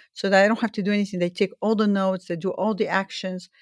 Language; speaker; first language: English; early bilingual, other home language; Arabic